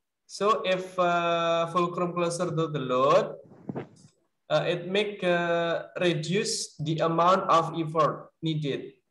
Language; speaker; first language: English; non-native, learner; Indonesian